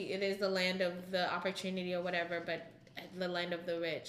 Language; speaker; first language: English; non-native, local second language; Ganda